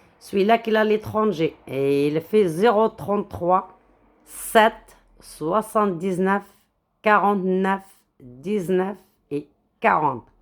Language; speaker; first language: French; non-native, local second language; Arabic